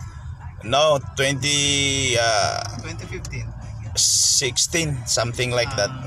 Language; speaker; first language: English; non-native, local second language; Filipino